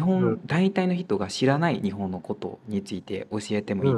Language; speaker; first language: Japanese; non-native, fluent; Burmese